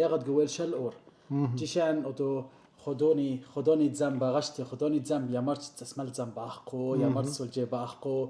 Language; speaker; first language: Mongolian; non-native, learner; Arabic